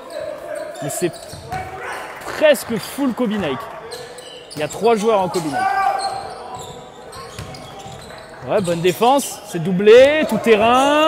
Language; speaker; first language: French; native; French